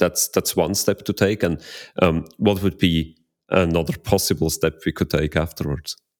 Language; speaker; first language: English; non-native, fluent; Swiss German